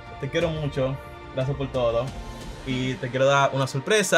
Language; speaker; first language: Spanish; early bilingual, other home language; English